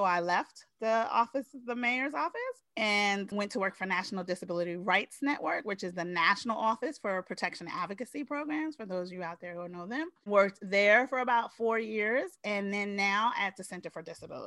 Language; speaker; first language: English; native; English